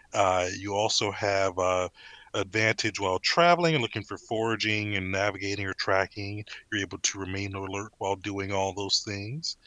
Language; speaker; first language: English; native; English